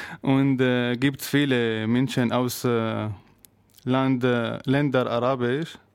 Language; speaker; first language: German; non-native, learner; Arabic